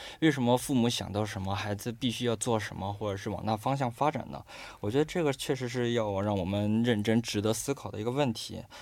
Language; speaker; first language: Chinese; non-native, fluent; Korean